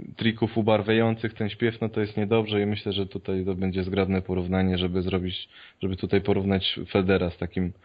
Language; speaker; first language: Polish; native; Polish